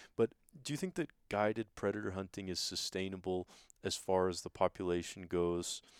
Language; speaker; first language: English; native; English